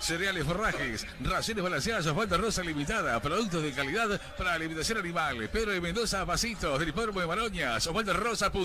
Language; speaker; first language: Spanish; native; Spanish